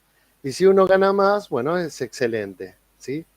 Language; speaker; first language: Spanish; native; Spanish